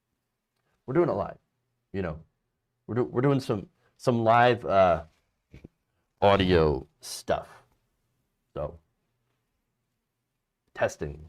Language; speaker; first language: English; native; English